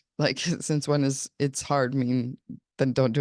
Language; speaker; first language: English; native; English